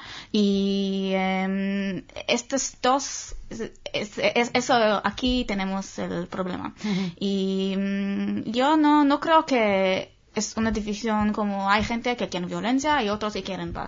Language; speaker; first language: Spanish; non-native, fluent; Hebrew